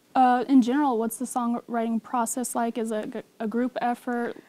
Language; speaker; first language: English; native; English